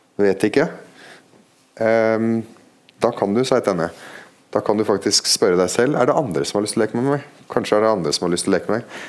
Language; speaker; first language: Norwegian; non-native, fluent; Arabic